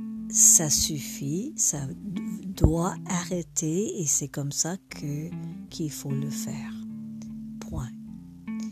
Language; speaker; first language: French; non-native, fluent; English